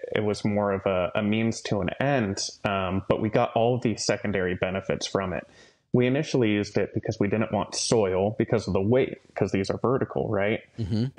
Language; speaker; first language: English; native; English